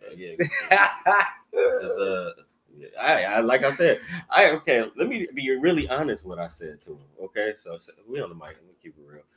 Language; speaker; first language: English; native; English